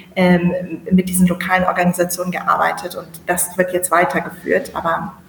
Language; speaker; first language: German; native; German